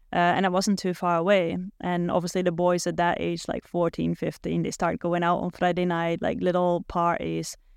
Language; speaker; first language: English; non-native, fluent; Dutch